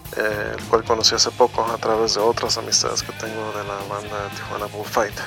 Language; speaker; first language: Spanish; native; Spanish